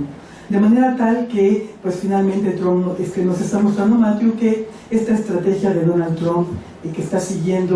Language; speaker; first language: Spanish; native; Spanish